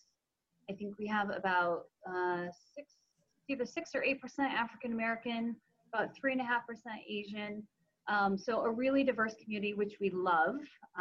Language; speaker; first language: English; native; English